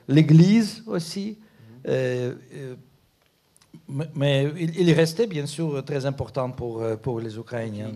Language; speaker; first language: French; non-native, fluent; Ukrainian